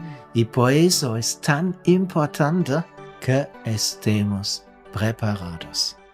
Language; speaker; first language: Spanish; non-native, fluent; German